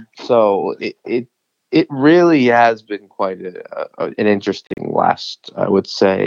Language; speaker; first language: English; native; English